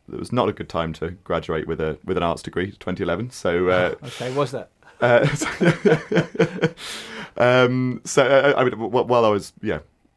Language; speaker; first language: English; native; English